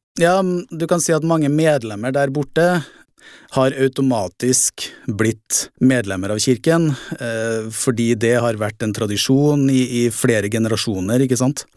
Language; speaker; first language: Norwegian; native; Norwegian